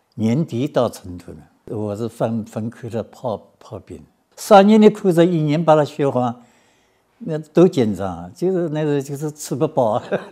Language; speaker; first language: Chinese; native; Chinese